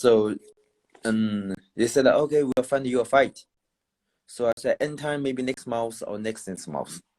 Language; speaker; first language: English; non-native, learner; Chinese